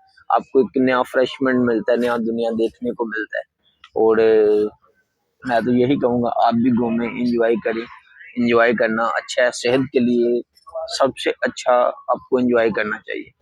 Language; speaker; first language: Hindi; non-native, local second language; Punjabi